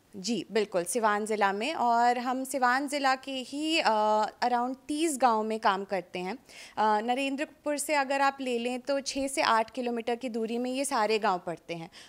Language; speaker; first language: Hindi; native; Hindi